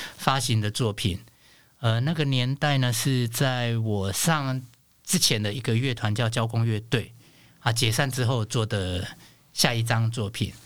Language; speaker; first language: Chinese; non-native, local second language; Hakka Chinese